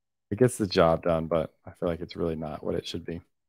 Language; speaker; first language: English; native; English